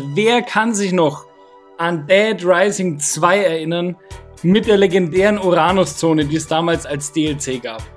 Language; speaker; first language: German; native; German